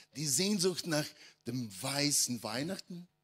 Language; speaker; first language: German; non-native, fluent; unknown